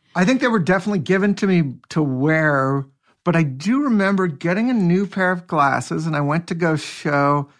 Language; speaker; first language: English; native; English